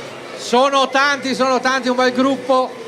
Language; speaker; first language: Italian; native; Italian